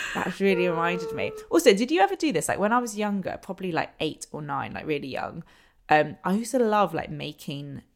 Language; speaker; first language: English; native; English